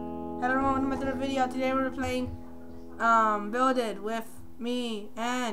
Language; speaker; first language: English; native; English